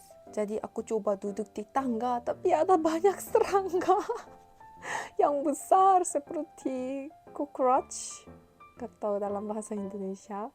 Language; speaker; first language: Indonesian; non-native, learner; Korean